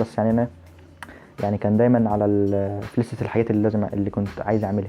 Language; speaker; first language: Arabic; native; Arabic